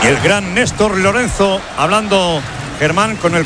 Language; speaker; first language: Spanish; native; Spanish